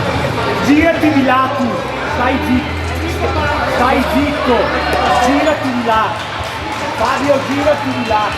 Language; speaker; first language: Italian; native; Italian